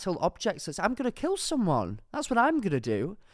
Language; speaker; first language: English; native; English